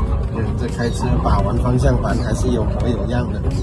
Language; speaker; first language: Chinese; native; Chinese